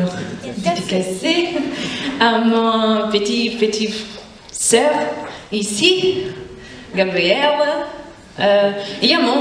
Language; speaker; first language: French; non-native, learner; Portuguese